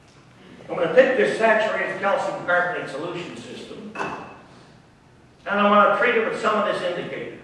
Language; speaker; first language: English; native; English